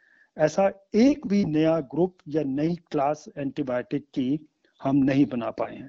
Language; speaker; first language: Hindi; native; Hindi